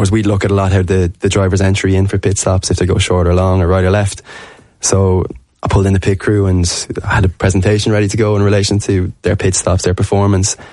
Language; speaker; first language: English; native; English